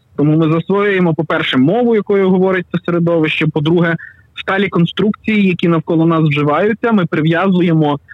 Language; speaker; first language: Ukrainian; native; Ukrainian